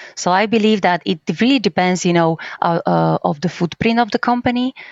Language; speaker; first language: English; non-native, fluent; Slovak